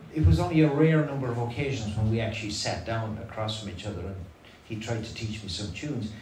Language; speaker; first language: English; native; English